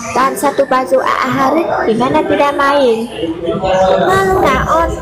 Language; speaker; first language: Malay; non-native, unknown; Vietnamese